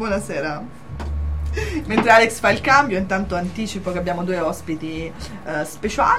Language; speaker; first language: Italian; native; Italian